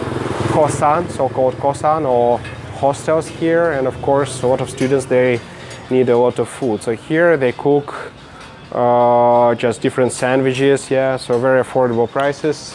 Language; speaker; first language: English; non-native, fluent; Russian